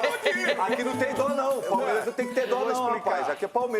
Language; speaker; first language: Portuguese; native; Portuguese